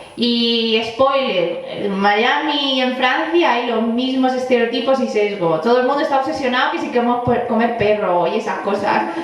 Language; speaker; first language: Spanish; early bilingual, other home language; Chinese